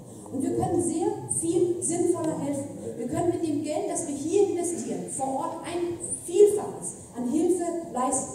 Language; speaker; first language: German; native; German